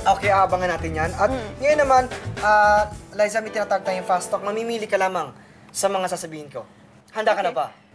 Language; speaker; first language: Filipino; native; Filipino